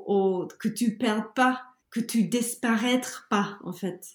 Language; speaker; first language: French; non-native, learner; English